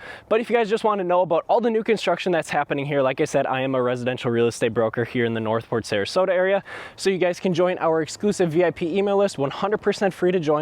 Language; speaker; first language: English; native; English